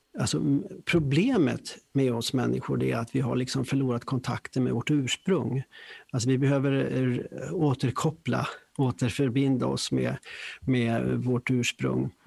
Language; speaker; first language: Swedish; native; Swedish